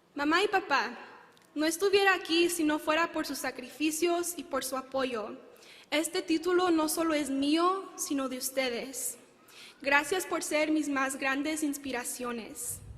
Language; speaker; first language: Spanish; early bilingual, heritage; Spanish